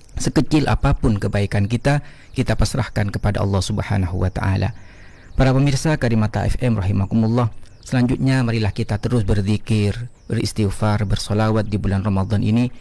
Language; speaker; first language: Indonesian; non-native, local second language; Madurese